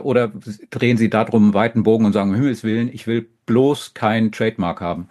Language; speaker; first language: German; native; German